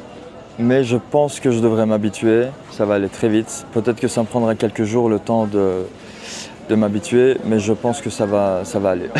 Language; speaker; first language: French; early bilingual, heritage; Turkish